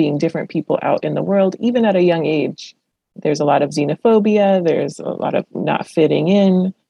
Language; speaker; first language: English; early bilingual, other home language; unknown